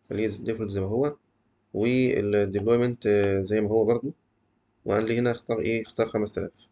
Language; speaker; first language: Arabic; native; Arabic